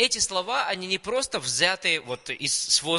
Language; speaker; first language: Russian; native; Russian